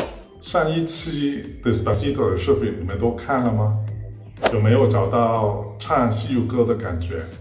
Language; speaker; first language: Chinese; non-native, fluent; Spanish